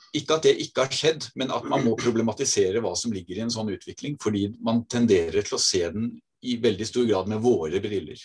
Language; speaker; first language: Norwegian; native; Norwegian